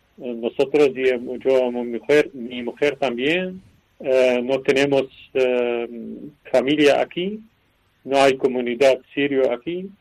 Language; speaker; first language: Spanish; non-native, learner; Arabic